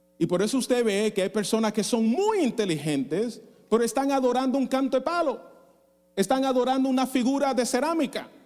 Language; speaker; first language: Spanish; non-native, fluent; English